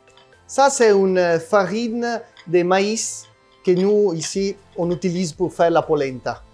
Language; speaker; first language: French; non-native, learner; Italian